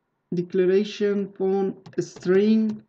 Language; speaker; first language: German; non-native, learner; Persian